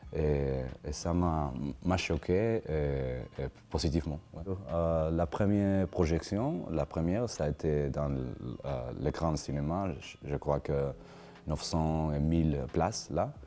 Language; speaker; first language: French; non-native, learner; Spanish